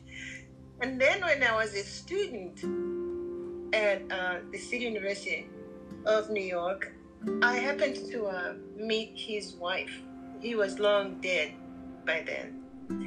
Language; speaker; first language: English; non-native, local second language; Zulu